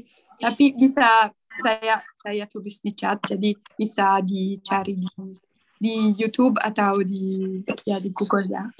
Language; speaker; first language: Indonesian; non-native, learner; Italian